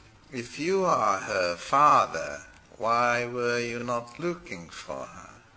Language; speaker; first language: English; non-native, fluent; Hungarian